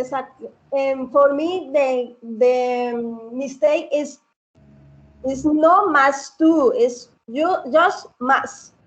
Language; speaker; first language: English; non-native, learner; Spanish